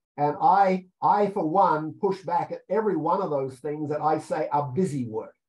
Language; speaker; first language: English; native; English